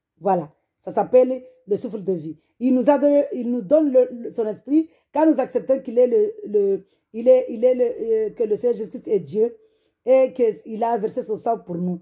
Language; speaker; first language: French; non-native, local second language; Comorian